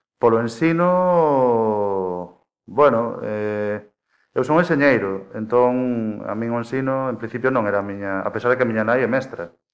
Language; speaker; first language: Galician; native; Galician